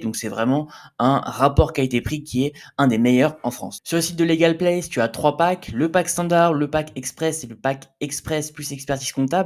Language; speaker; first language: French; native; French